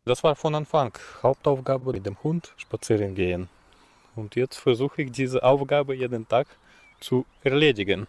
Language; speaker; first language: German; non-native, fluent; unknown